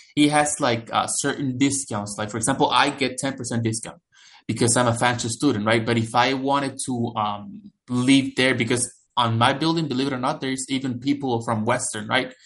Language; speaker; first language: English; non-native, fluent; Spanish